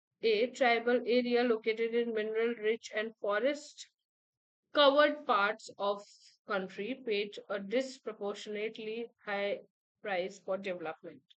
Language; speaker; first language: English; non-native, local second language; Hindi